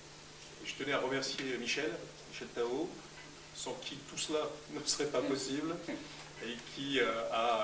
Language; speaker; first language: French; native; French